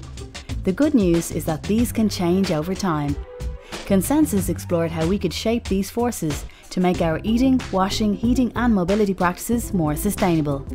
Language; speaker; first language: English; native; English